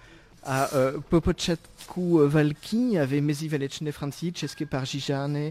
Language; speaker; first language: Czech; non-native, fluent; French